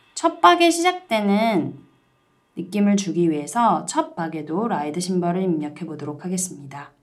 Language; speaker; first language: Korean; native; Korean